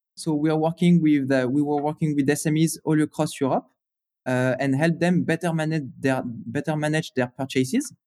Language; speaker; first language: English; non-native, fluent; French